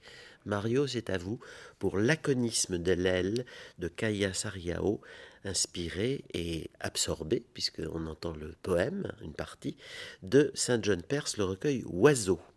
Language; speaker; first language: French; native; French